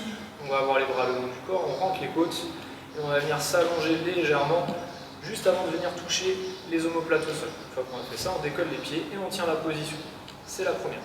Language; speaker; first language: French; native; French